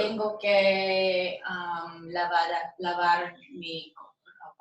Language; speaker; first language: Spanish; non-native, learner; English